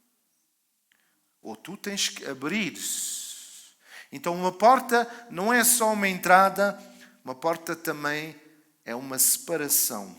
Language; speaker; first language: Portuguese; native; Portuguese